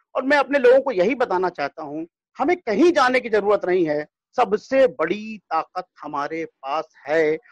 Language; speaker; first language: Hindi; native; Hindi